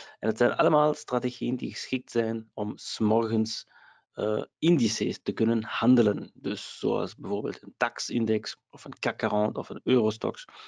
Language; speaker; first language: Dutch; non-native, local second language; German